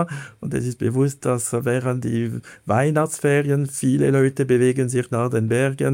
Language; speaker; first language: German; non-native, fluent; Italian